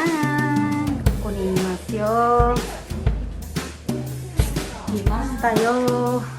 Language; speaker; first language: Japanese; non-native, learner; Filipino